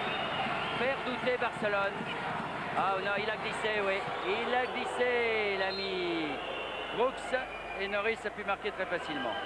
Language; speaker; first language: French; native; French